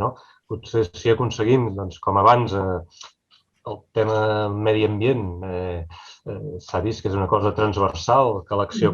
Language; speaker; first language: Catalan; native; Catalan